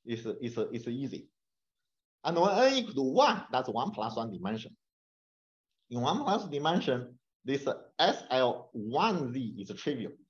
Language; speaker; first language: English; non-native, fluent; Chinese